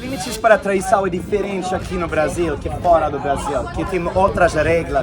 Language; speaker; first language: Portuguese; non-native, learner; Swedish